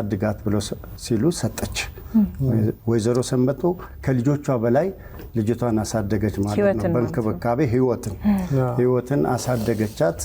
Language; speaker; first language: Amharic; native; Amharic